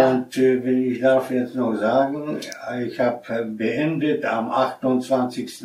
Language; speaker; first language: German; non-native, fluent; Polish